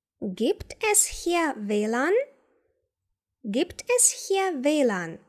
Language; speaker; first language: German; non-native, fluent; Ukrainian